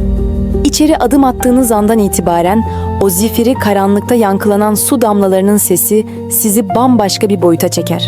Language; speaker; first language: Turkish; native; Turkish